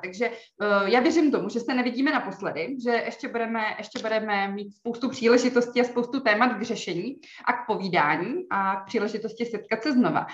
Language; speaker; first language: Czech; native; Czech